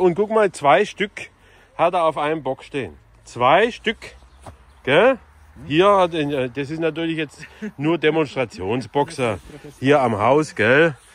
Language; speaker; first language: German; native; German